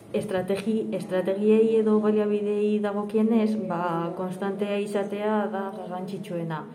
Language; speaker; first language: Basque; non-native, local second language; Spanish